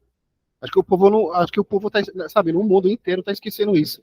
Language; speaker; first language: Portuguese; non-native, fluent; Arabic